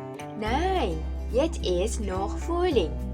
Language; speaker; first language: German; non-native, learner; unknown